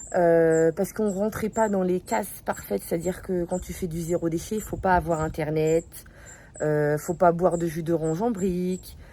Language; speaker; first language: French; native; French